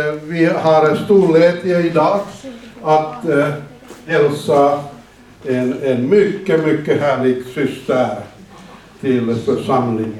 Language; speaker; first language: Swedish; non-native, fluent; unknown